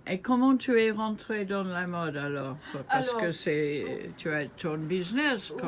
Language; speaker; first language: French; non-native, learner; English